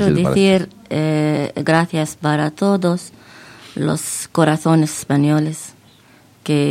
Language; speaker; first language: Spanish; non-native, fluent; Arabic